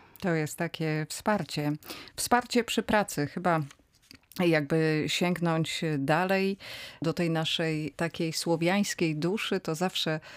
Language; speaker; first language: Polish; native; Polish